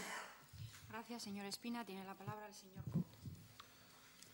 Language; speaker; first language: Spanish; native; Spanish